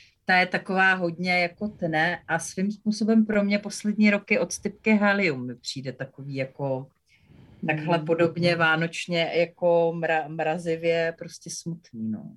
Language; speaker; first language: Czech; native; Czech